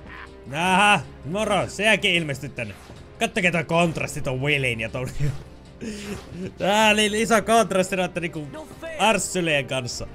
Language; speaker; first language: Finnish; native; Finnish